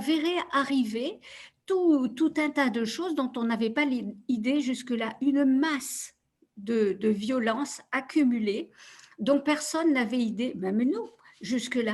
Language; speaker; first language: French; native; French